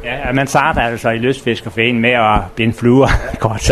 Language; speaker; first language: Danish; native; Danish